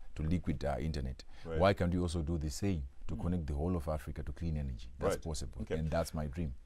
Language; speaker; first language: English; non-native, local second language; Shona